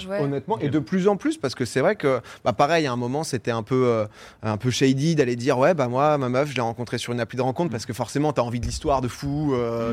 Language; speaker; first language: French; native; French